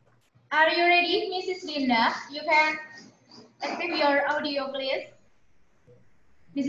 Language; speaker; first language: English; non-native, learner; Indonesian